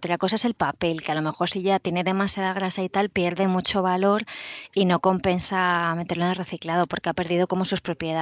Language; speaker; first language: Spanish; native; Spanish